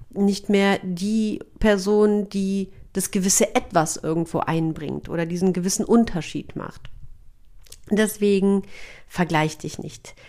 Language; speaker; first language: German; native; German